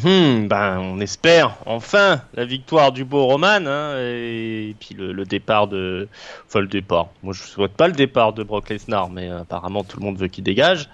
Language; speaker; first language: French; native; French